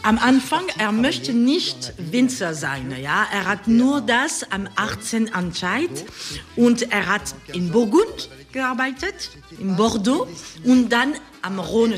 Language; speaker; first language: German; non-native, learner; French